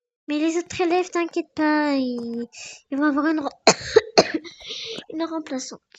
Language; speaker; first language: French; native; French